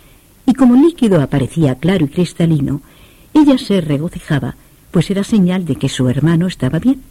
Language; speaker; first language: Spanish; native; Spanish